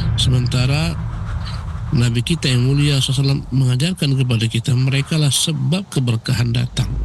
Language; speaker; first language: Malay; native; Malay